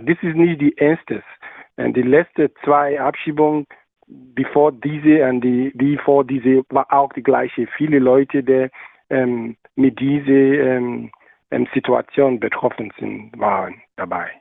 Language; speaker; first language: German; non-native, learner; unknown